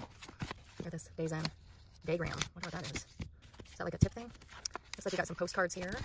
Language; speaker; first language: English; native; English